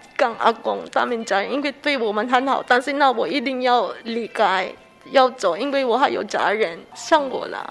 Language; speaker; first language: Chinese; non-native, learner; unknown